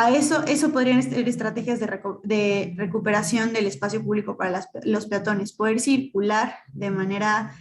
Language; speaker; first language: Spanish; native; Spanish